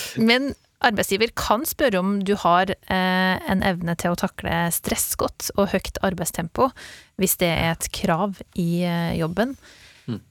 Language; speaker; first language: Norwegian; native; Norwegian